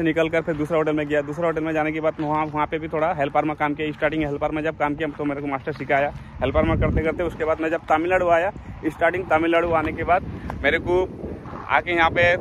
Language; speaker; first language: Hindi; non-native, local second language; Bangla